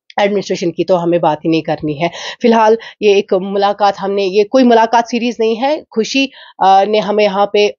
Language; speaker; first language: Hindi; non-native, local second language; Kashmiri